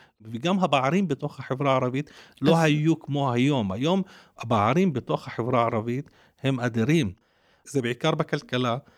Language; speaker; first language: Hebrew; non-native, local second language; Arabic